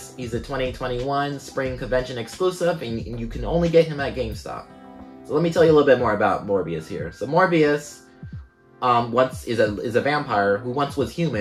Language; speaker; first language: English; native; English